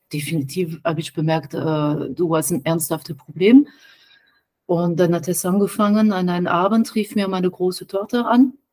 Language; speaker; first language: German; non-native, fluent; French